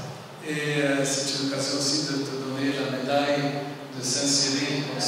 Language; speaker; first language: French; non-native, local second language; Arabic